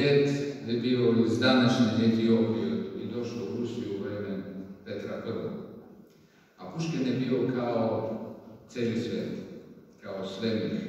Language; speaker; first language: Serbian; non-native, fluent; Russian